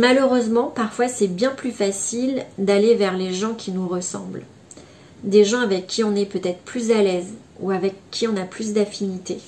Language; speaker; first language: French; native; French